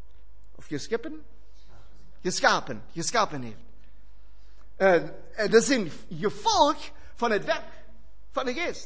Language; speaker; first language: Dutch; non-native, fluent; German